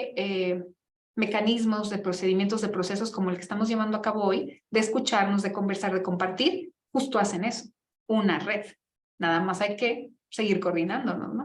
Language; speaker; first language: Spanish; native; Spanish